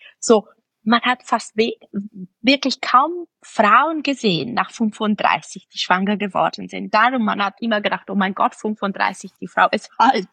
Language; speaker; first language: German; non-native, fluent; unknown